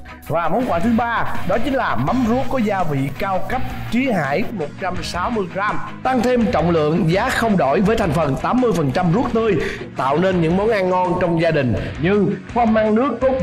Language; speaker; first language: Vietnamese; native; Vietnamese